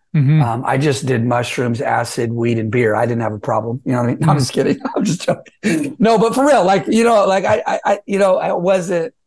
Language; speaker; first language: English; native; English